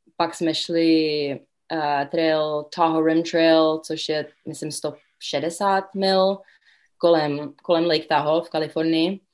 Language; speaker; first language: Czech; early bilingual, other home language; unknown